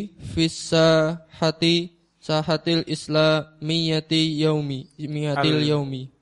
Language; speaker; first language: Arabic; non-native, learner; Indonesian